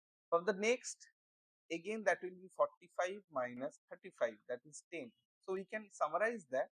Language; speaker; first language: English; non-native, local second language; Bangla